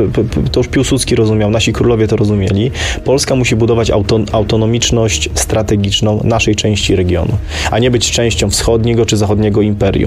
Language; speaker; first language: Polish; native; Polish